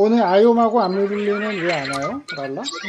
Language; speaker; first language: Korean; native; Korean